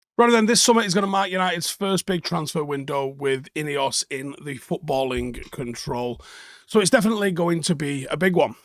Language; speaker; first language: English; native; English